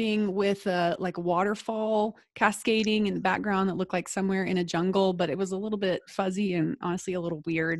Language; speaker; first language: English; native; English